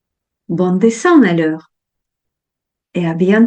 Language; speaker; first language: French; non-native, fluent; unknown